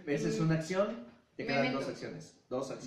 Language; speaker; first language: Spanish; native; Spanish